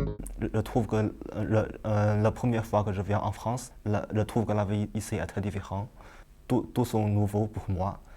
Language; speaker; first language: French; non-native, learner; Chinese